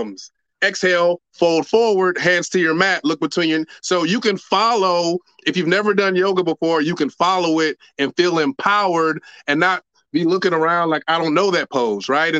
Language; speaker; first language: English; native; English